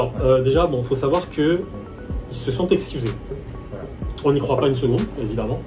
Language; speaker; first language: French; native; French